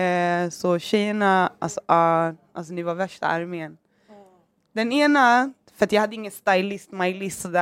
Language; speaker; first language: Swedish; native; Swedish